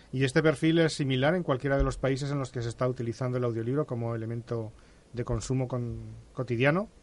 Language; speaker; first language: Spanish; native; Spanish